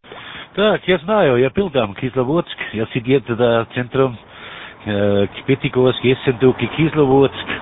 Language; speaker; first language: Russian; non-native, learner; German